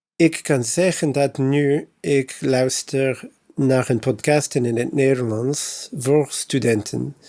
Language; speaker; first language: Dutch; non-native, learner; English